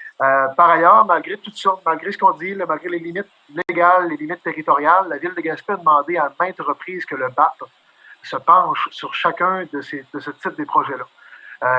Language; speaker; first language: French; native; French